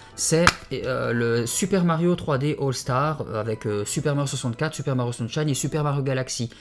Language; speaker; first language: French; native; French